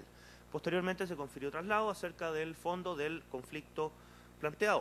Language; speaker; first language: Spanish; native; Spanish